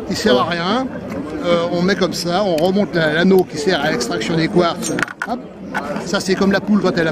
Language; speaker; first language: French; native; French